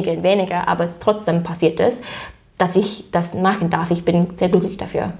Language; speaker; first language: German; non-native, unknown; English